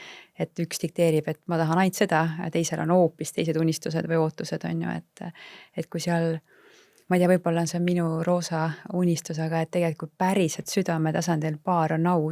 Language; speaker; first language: Estonian; native; Estonian